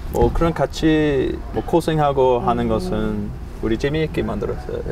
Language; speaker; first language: Korean; non-native, fluent; English